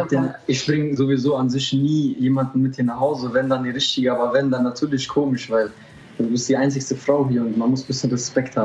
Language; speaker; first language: German; early bilingual, other home language; Albanian